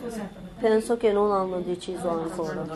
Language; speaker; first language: Italian; non-native, fluent; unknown